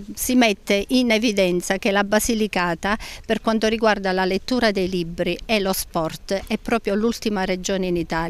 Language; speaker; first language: Italian; native; Italian